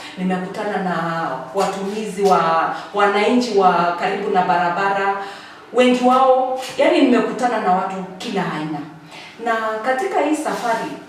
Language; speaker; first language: Swahili; non-native, local second language; Kalenjin